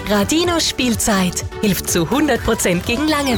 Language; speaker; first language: German; native; German